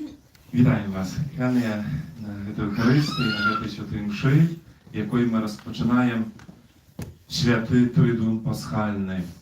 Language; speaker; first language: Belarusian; non-native, fluent; Ukrainian